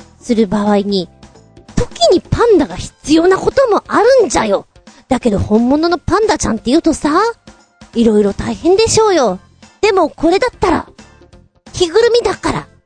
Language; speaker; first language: Japanese; native; Japanese